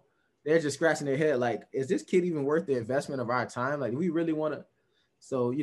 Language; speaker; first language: English; native; English